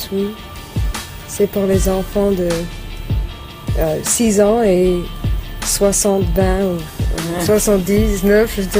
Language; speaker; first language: French; non-native, learner; English